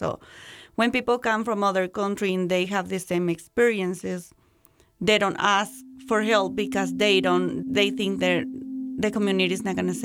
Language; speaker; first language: English; non-native, learner; Spanish